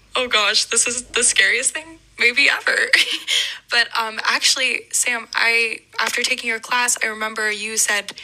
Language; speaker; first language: English; native; English